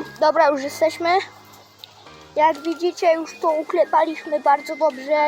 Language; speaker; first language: Polish; native; Polish